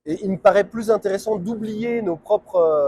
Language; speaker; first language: French; native; French